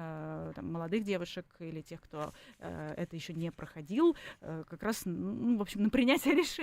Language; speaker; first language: Russian; native; Russian